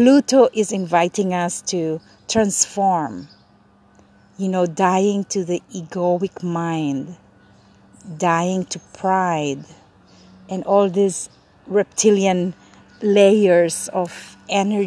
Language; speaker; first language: English; non-native, local second language; Filipino